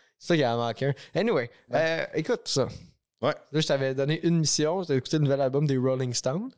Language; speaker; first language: French; native; French